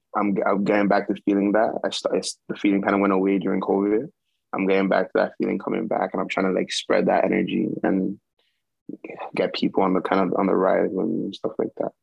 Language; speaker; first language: English; early bilingual, other home language; Yoruba